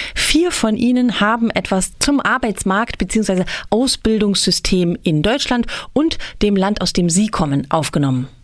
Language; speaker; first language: German; native; German